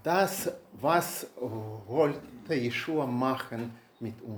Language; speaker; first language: German; non-native, learner; Russian